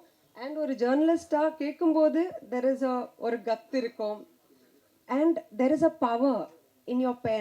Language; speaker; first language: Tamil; non-native, fluent; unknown